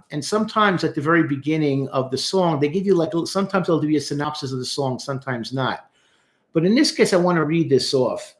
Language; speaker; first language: English; native; English